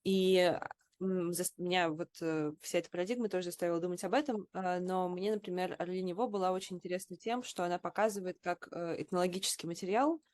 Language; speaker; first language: Russian; native; Russian